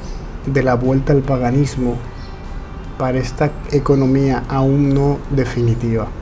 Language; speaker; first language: Spanish; native; Spanish